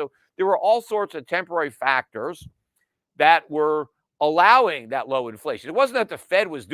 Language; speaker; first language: English; native; English